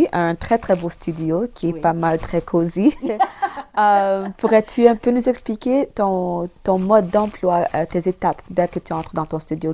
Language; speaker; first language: French; native; French